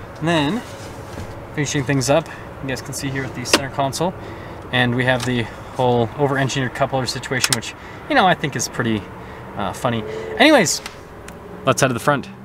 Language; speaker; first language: English; native; English